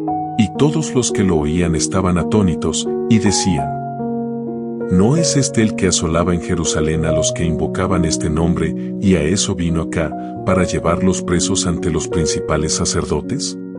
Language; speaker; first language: Spanish; native; Spanish